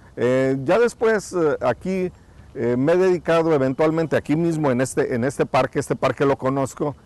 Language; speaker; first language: Spanish; native; Spanish